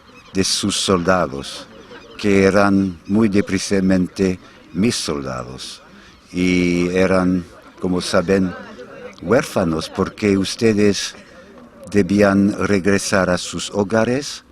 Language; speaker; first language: Spanish; non-native, fluent; English